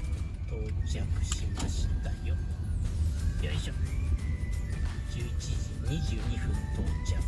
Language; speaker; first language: Japanese; native; Japanese